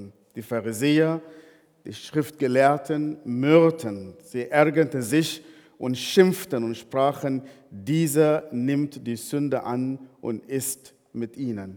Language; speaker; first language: German; non-native, fluent; Arabic